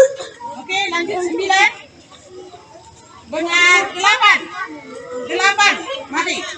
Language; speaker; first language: Indonesian; native; Indonesian